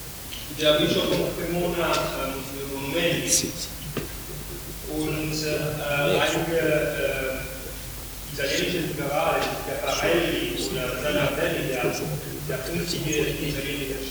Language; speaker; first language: German; non-native, fluent; Italian